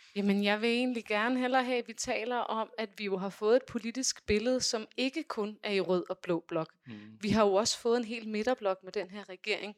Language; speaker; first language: Danish; native; Danish